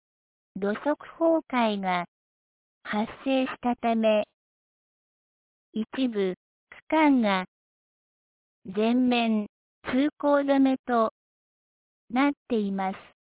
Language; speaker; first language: Japanese; native; Japanese